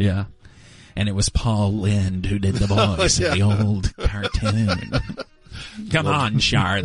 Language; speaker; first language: English; native; English